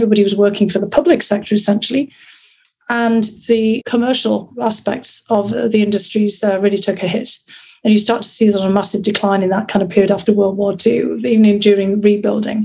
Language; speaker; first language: English; native; English